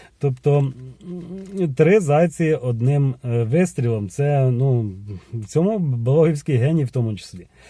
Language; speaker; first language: Ukrainian; native; Ukrainian